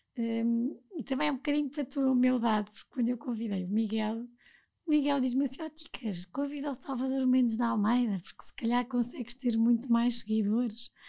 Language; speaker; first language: Portuguese; native; Portuguese